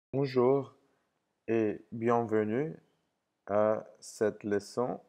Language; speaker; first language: French; non-native, fluent; English